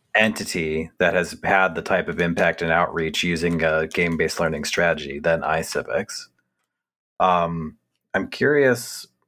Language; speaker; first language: English; native; English